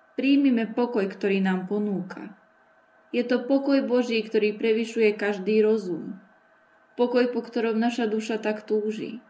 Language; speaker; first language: Slovak; early bilingual, heritage; Slovak